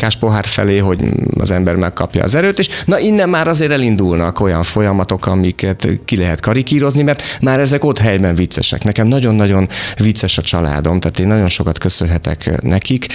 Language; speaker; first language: Hungarian; native; Hungarian